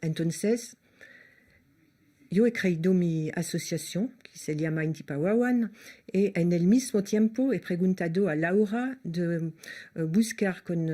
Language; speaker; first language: Spanish; non-native, learner; French